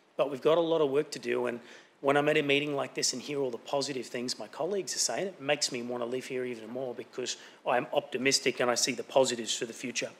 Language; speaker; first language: English; native; English